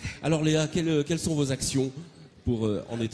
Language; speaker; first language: French; native; French